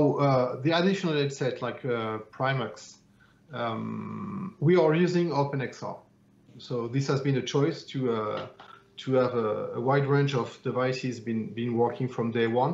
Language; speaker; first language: English; non-native, fluent; French